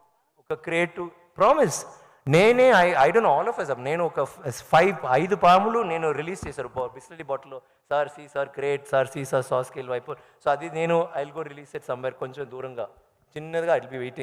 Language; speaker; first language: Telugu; non-native, learner; Tamil